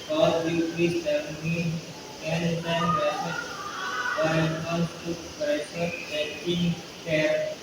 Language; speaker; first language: English; non-native, learner; Indonesian